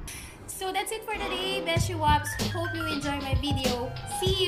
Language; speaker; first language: English; non-native, local second language; Filipino